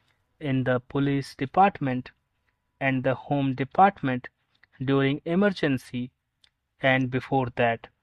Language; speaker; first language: English; non-native, local second language; Hindi